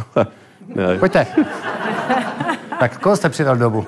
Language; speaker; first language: Czech; native; Czech